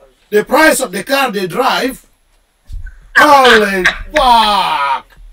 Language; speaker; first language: English; non-native, fluent; Indonesian